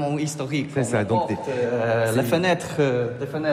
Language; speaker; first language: French; non-native, learner; Polish